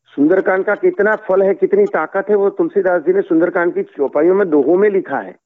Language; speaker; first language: Hindi; non-native, local second language; Gujarati